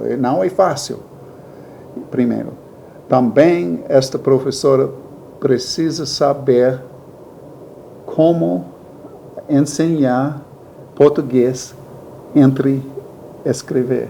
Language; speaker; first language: Portuguese; non-native, learner; English